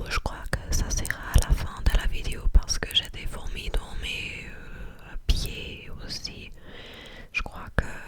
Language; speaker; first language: French; non-native, learner; English